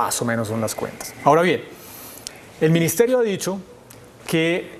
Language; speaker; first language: Spanish; native; Spanish